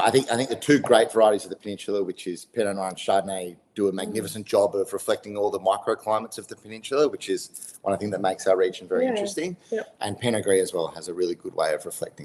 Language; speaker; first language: English; native; English